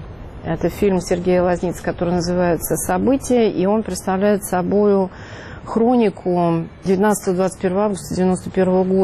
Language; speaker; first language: Russian; native; Russian